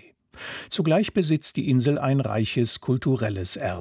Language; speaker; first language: German; native; German